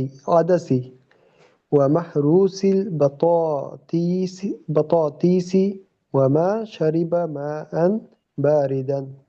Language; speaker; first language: Arabic; non-native, learner; Bangla